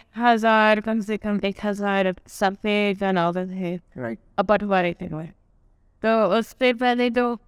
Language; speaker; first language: Urdu; non-native, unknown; English